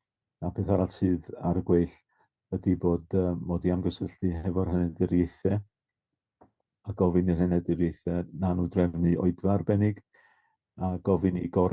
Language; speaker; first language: Welsh; native; Welsh